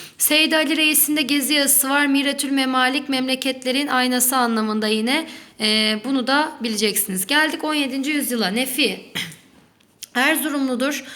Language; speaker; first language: Turkish; native; Turkish